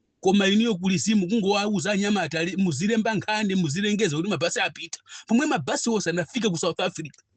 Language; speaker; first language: Nyanja; native; Nyanja